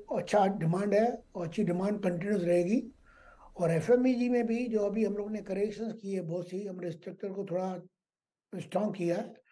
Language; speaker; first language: Hindi; non-native, local second language; Gujarati